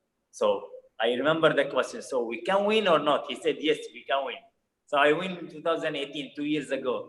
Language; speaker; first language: English; non-native, fluent; Arabic